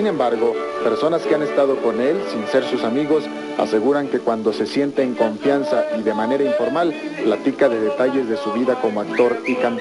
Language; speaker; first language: Spanish; native; Spanish